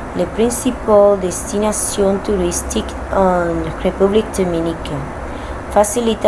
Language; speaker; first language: French; non-native, learner; Spanish